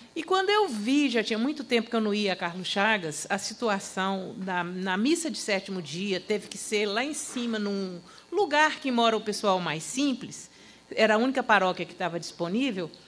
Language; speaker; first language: Portuguese; native; Portuguese